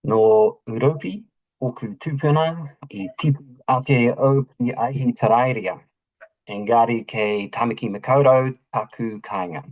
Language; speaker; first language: Māori; non-native, learner; English